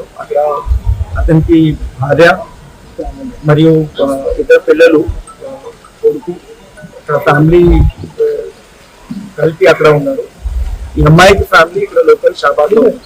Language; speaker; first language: Telugu; non-native, fluent; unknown